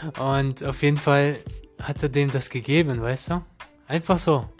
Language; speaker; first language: German; non-native, learner; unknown